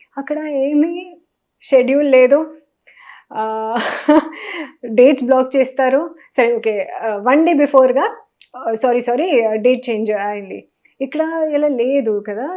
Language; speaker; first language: Telugu; non-native, learner; Hindi